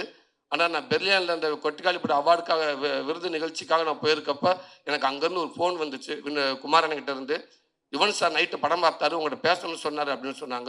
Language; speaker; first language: Tamil; native; Tamil